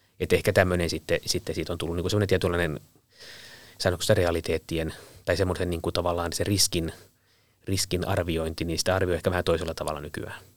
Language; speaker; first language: Finnish; native; Finnish